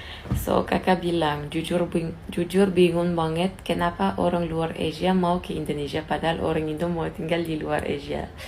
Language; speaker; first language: Indonesian; non-native, fluent; French